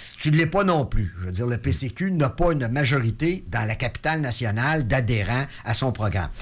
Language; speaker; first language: French; native; French